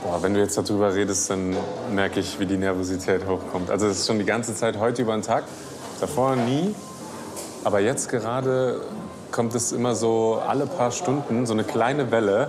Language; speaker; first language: German; native; German